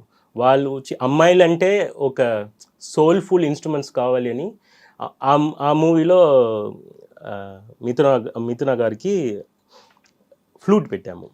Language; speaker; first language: Telugu; non-native, learner; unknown